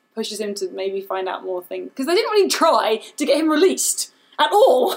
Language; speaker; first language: English; native; English